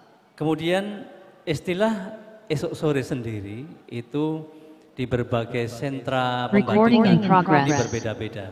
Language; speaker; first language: Indonesian; native; Indonesian